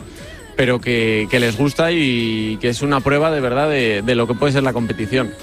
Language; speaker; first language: Spanish; native; Spanish